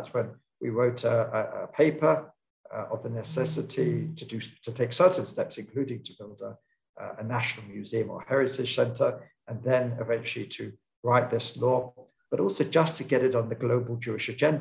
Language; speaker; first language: English; native; English